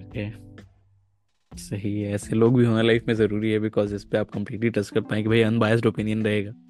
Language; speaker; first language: Hindi; native; Hindi